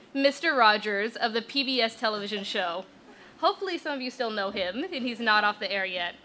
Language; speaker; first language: English; native; English